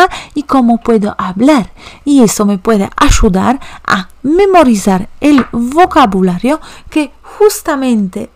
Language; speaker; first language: Spanish; non-native, fluent; Polish